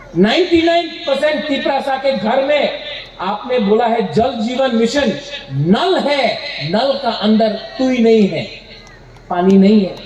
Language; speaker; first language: Hindi; non-native, local second language; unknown